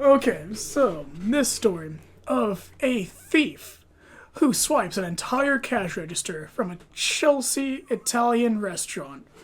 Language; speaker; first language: English; native; English